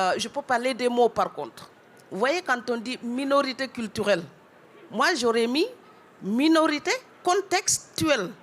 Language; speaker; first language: French; non-native, local second language; Wolof